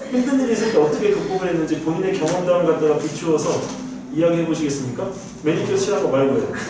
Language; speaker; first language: Korean; native; Korean